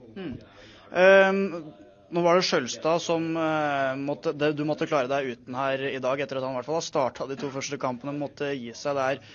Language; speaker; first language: Norwegian; native; Norwegian